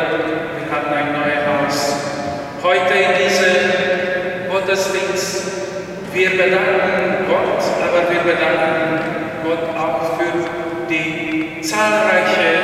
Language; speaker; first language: German; non-native, learner; Hungarian